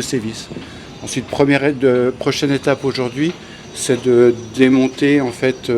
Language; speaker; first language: French; native; French